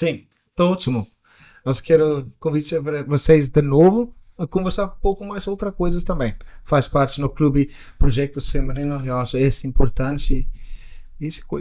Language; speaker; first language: Portuguese; non-native, learner; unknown